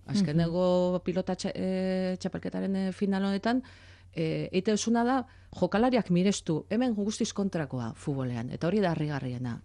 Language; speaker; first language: Basque; native; Basque